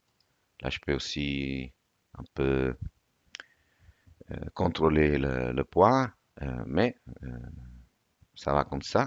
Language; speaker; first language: French; non-native, fluent; Italian